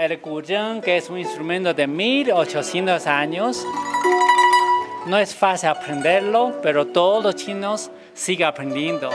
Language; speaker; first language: Spanish; non-native, learner; Chinese